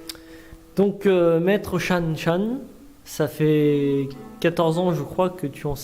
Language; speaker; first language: French; native; French